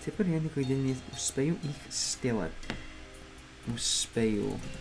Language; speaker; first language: Russian; non-native, learner; English